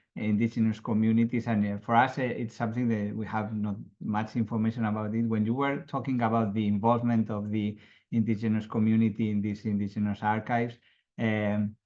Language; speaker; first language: English; non-native, fluent; Catalan